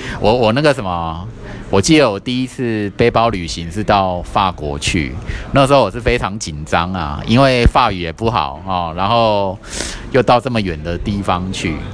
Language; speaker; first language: Chinese; native; Chinese